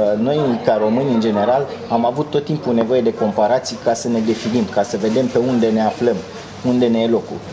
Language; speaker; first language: Romanian; native; Romanian